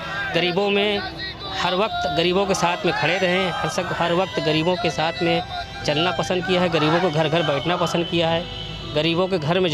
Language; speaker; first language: Hindi; native; Hindi